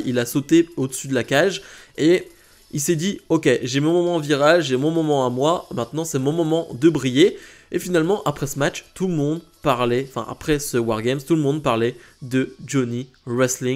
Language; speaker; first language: French; native; French